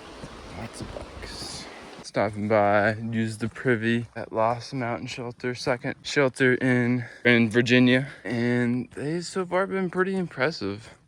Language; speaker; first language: English; native; English